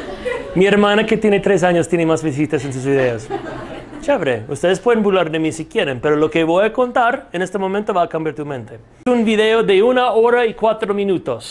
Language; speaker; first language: Spanish; non-native, fluent; English